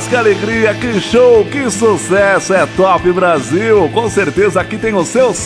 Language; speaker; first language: Portuguese; native; Portuguese